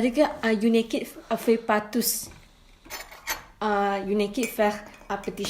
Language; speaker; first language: French; non-native, learner; Malay